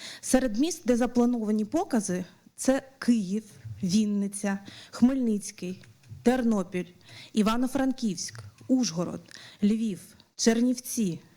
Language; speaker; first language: Ukrainian; native; Ukrainian